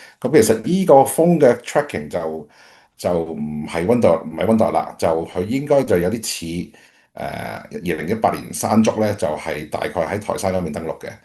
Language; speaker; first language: Cantonese; native; Cantonese